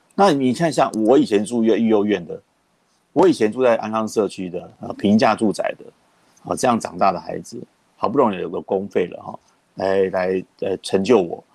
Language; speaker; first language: Chinese; native; Chinese